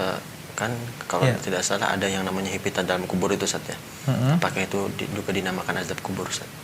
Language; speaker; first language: Indonesian; native; Indonesian